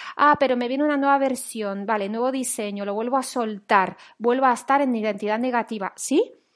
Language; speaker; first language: Spanish; early bilingual, other home language; French